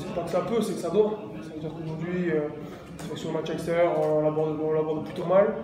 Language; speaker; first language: French; native; French